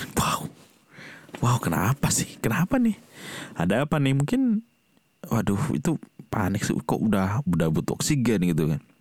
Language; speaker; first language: Indonesian; non-native, local second language; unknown